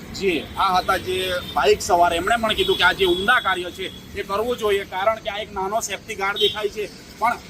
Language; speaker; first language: Gujarati; native; Gujarati